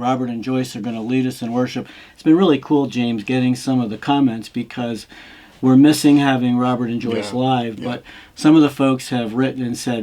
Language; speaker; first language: English; native; English